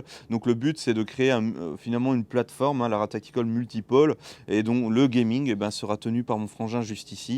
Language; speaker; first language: French; native; French